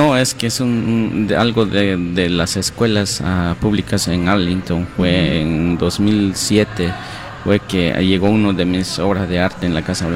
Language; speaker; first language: Spanish; non-native, local second language; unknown